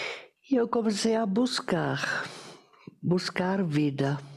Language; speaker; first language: Portuguese; non-native, fluent; German